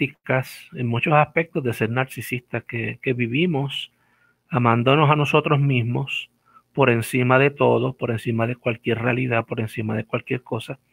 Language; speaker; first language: Spanish; native; Spanish